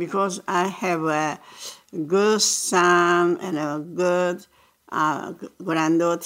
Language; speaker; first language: English; non-native, learner; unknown